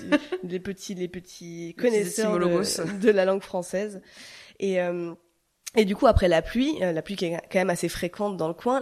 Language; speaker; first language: French; native; French